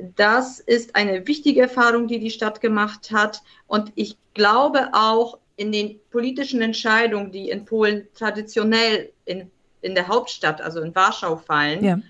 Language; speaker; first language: German; native; German